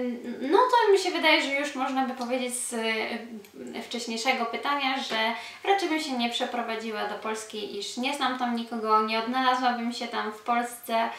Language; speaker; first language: Polish; early bilingual, heritage; Polish